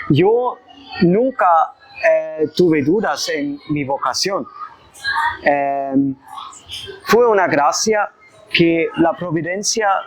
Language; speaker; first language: Spanish; non-native, fluent; German